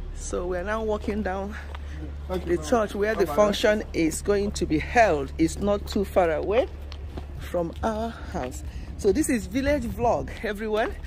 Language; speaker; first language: English; non-native, local second language; Igbo